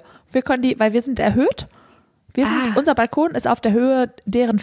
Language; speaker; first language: German; native; German